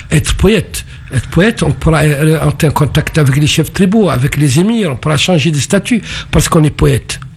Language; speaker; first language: French; non-native, local second language; Arabic